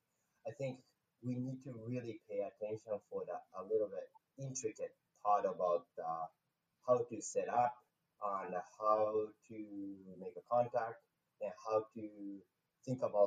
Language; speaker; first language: English; non-native, fluent; Japanese